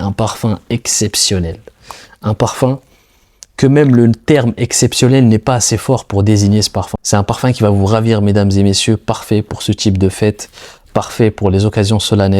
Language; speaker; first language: French; native; French